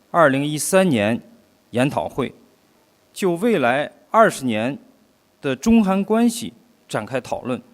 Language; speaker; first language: Chinese; native; Chinese